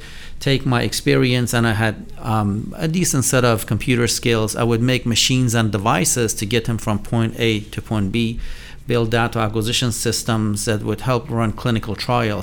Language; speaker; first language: English; non-native, fluent; Persian